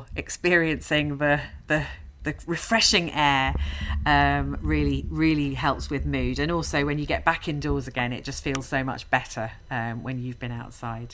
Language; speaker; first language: English; native; English